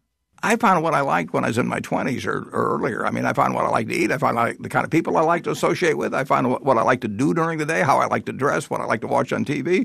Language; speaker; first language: English; native; English